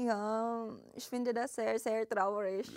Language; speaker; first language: German; non-native, learner; Filipino